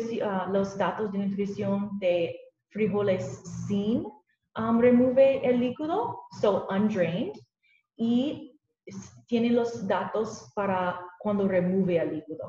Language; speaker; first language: Spanish; non-native, learner; English